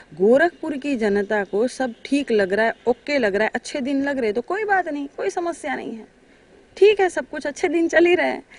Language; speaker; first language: Hindi; native; Hindi